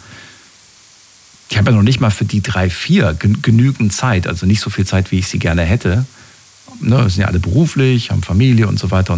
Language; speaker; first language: German; native; German